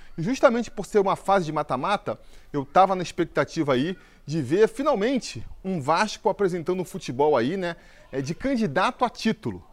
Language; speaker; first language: Portuguese; native; Portuguese